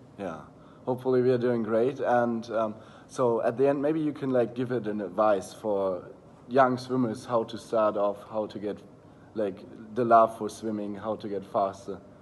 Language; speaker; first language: English; non-native, fluent; German